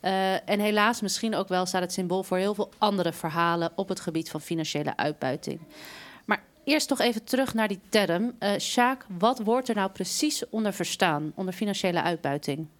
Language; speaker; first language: Dutch; native; Dutch